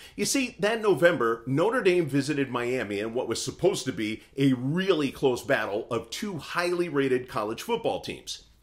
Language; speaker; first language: English; native; English